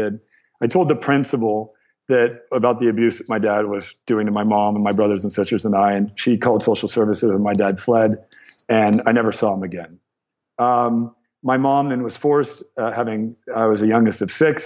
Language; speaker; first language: English; native; English